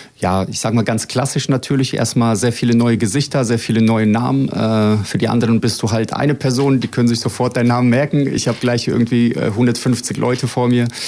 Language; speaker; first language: German; early bilingual, other home language; Bosnian